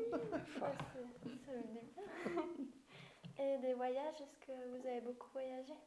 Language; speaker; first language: French; native; French